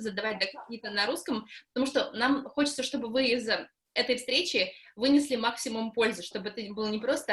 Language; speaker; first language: Russian; native; Russian